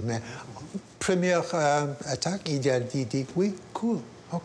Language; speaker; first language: French; non-native, local second language; English